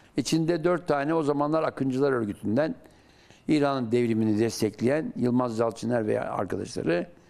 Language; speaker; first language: Turkish; native; Turkish